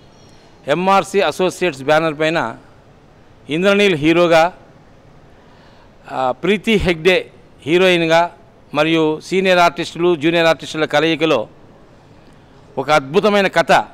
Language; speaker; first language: Telugu; native; Telugu